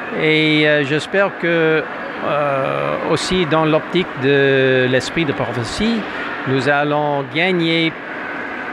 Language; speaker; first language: French; non-native, fluent; English